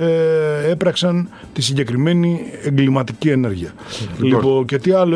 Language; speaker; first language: Greek; native; Greek